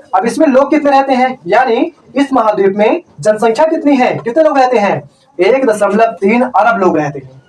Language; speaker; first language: Hindi; native; Hindi